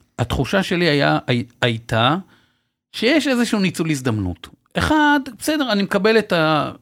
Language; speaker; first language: Hebrew; native; Hebrew